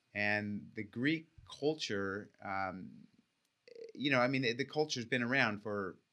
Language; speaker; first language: English; native; English